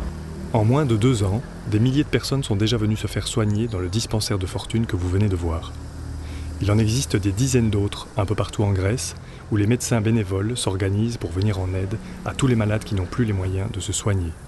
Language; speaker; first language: French; native; French